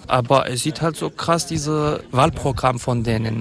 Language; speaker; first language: German; non-native, fluent; Kurdish